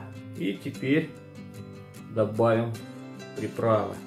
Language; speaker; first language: Russian; native; Russian